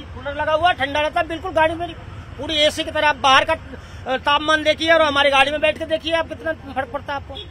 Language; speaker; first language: Hindi; native; Hindi